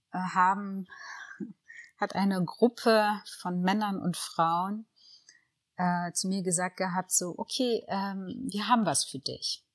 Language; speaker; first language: German; early bilingual, other home language; Tigrinya